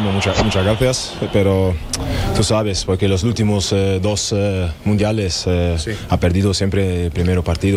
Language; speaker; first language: Spanish; non-native, learner; German